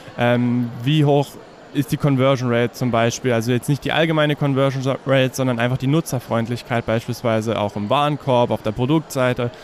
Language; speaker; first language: German; native; German